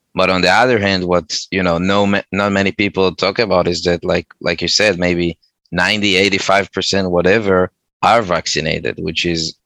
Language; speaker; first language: English; non-native, fluent; Hebrew